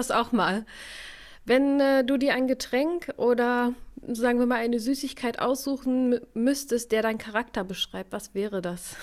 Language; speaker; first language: German; native; German